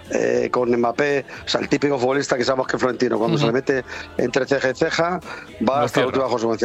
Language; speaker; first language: Spanish; native; Spanish